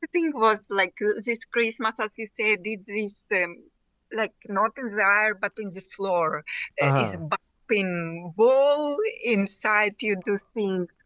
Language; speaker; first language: English; non-native, learner; Russian